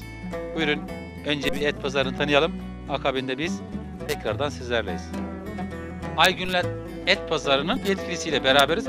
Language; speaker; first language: Turkish; native; Turkish